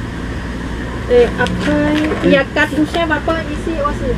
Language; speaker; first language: French; non-native, learner; Thai